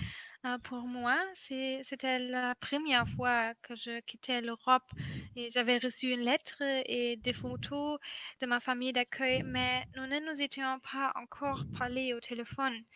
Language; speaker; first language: French; non-native, fluent; German